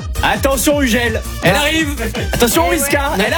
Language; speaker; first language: French; native; French